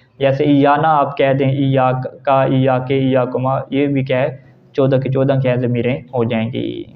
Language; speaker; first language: Urdu; native; Urdu